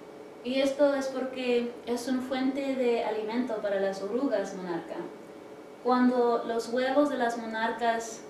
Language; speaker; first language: Spanish; early bilingual, heritage; English